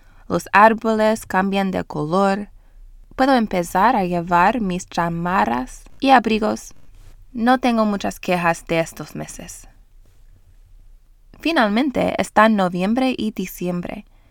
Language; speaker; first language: Spanish; non-native, learner; English